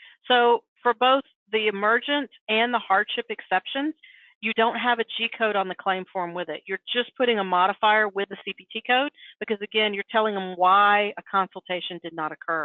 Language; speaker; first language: English; native; English